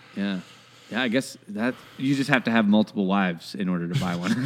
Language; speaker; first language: English; native; English